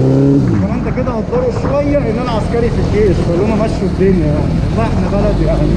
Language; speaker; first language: Arabic; native; Arabic